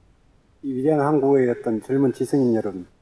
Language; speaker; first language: Korean; native; Korean